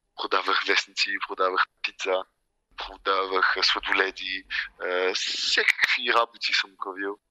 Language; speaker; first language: Bulgarian; early bilingual, heritage; Bulgarian